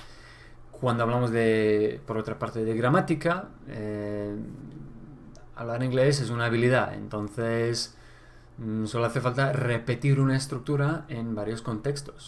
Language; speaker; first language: Spanish; non-native, fluent; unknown